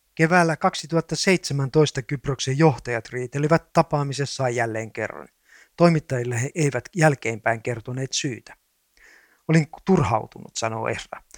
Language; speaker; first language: Finnish; native; Finnish